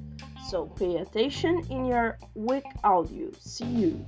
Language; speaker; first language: English; non-native, learner; Portuguese